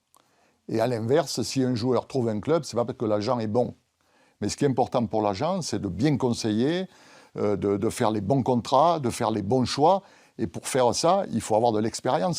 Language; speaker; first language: French; native; French